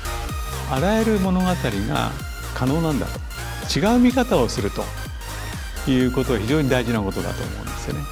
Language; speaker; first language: Japanese; native; Japanese